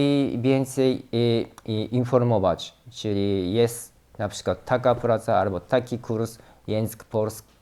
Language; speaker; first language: Polish; non-native, learner; Japanese